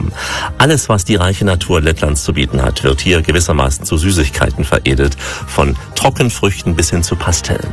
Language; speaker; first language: German; native; German